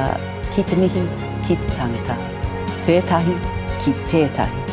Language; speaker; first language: Māori; non-native, learner; English